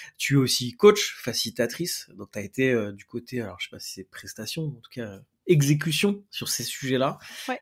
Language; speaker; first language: French; native; French